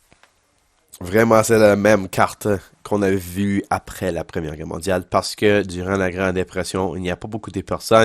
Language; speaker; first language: French; non-native, local second language; English